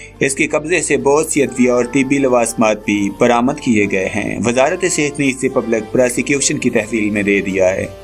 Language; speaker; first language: Urdu; native; Urdu